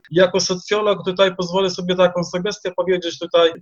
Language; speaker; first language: Polish; non-native, fluent; Arabic